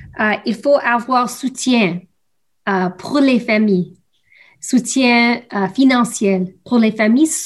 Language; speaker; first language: French; non-native, learner; English